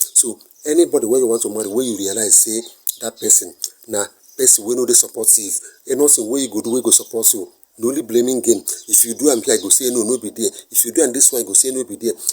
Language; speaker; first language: Nigerian Pidgin; non-native, local second language; Igbo